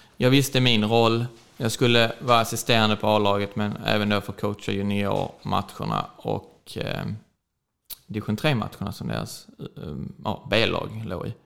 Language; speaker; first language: Swedish; native; Swedish